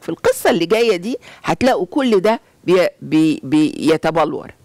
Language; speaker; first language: Arabic; native; Arabic